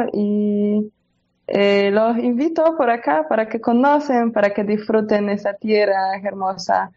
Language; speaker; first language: Spanish; non-native, learner; Polish